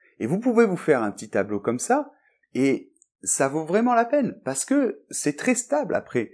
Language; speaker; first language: French; native; French